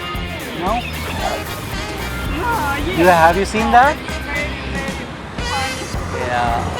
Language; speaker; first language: English; non-native, local second language; Hindi